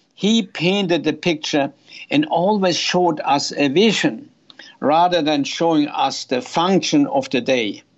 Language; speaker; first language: English; non-native, fluent; German